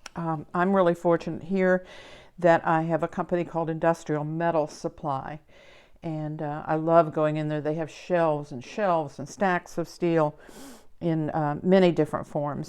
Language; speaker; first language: English; native; English